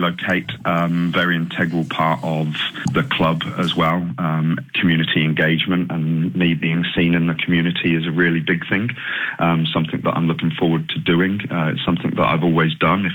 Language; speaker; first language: English; native; English